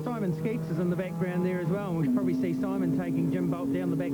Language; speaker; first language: English; native; English